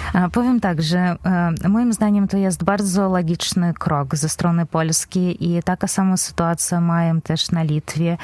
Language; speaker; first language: Polish; non-native, fluent; Belarusian